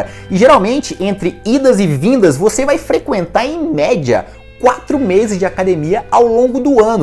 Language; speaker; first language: Portuguese; native; Portuguese